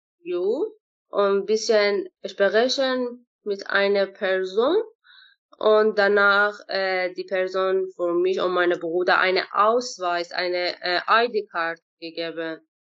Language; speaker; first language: German; non-native, learner; Persian